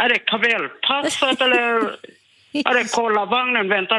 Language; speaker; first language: Swedish; non-native, learner; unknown